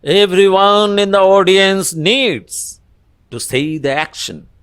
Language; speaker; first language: English; non-native, local second language; Bangla